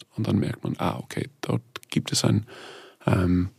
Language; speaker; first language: German; non-native, fluent; English